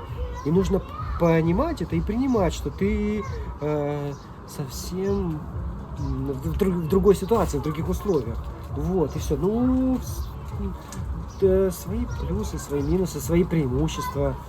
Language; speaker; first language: Russian; native; Russian